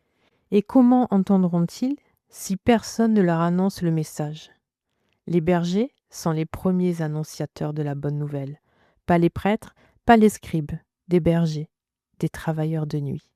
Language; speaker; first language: French; native; French